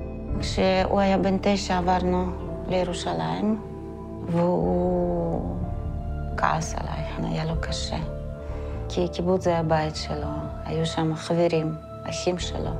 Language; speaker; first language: Hebrew; non-native, fluent; Russian